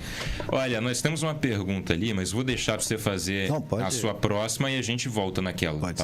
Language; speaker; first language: Portuguese; native; Portuguese